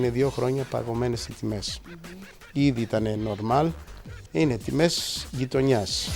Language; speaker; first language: Greek; early bilingual, heritage; Greek